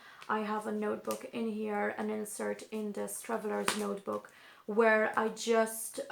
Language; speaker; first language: English; non-native, fluent; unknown